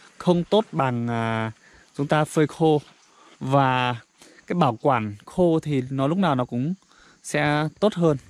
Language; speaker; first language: Vietnamese; non-native, local second language; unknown